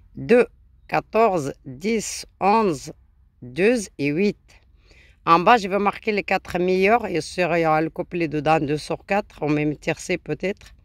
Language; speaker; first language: French; non-native, local second language; Arabic